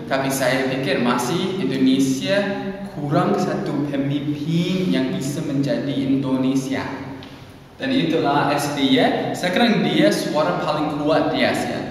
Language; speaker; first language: Indonesian; non-native, learner; English